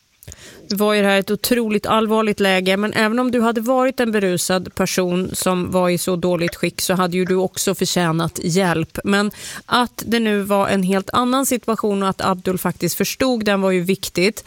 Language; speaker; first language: Swedish; native; Swedish